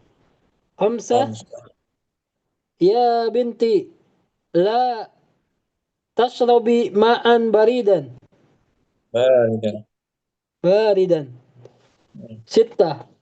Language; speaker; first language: Arabic; non-native, learner; Indonesian